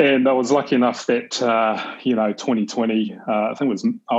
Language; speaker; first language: English; native; English